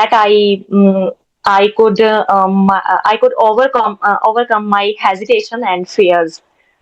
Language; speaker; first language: English; non-native, learner; Hindi